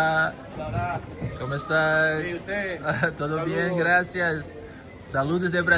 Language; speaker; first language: Spanish; non-native, learner; Portuguese